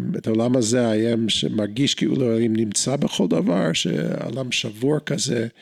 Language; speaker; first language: Hebrew; non-native, fluent; English